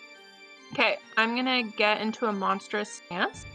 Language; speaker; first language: English; native; English